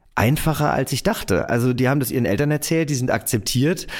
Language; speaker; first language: German; native; German